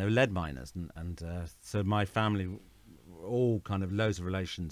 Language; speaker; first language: English; native; English